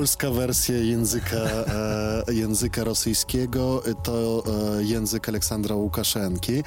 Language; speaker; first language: Polish; non-native, fluent; Belarusian